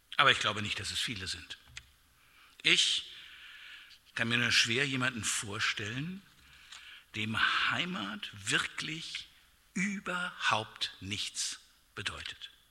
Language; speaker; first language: German; native; German